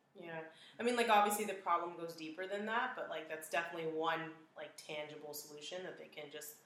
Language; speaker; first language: English; early bilingual, other home language; Urdu